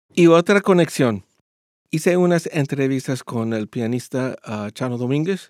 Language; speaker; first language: Spanish; non-native, learner; English